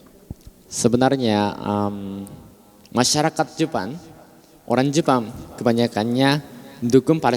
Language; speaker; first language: Indonesian; non-native, fluent; Japanese